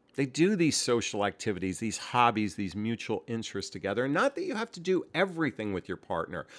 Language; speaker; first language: English; native; English